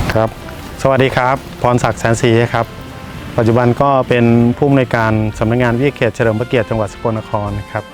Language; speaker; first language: Thai; native; Thai